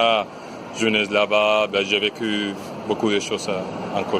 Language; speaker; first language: French; non-native, fluent; Spanish